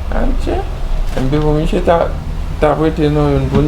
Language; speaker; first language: French; non-native, learner; Haitian Creole